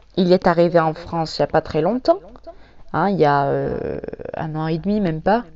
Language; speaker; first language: French; native; French